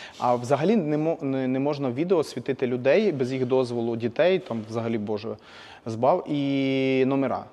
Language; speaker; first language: Ukrainian; native; Ukrainian